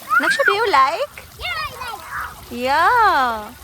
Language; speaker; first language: English; non-native, local second language; Bangla